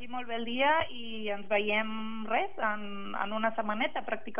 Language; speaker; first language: Catalan; native; Catalan